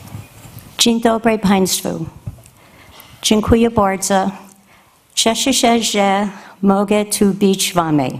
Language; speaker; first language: Polish; non-native, learner; English